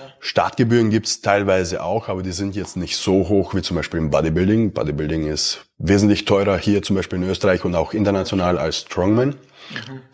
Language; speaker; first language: German; early bilingual, other home language; Romanian